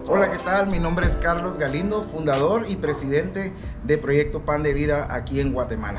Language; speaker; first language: Spanish; native; Spanish